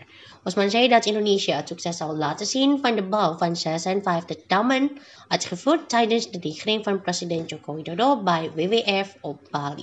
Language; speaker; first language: Dutch; non-native, local second language; Indonesian